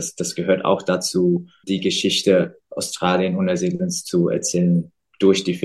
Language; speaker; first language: German; non-native, fluent; English